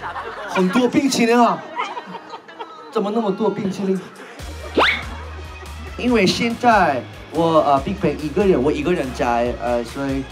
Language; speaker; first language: Chinese; non-native, learner; Korean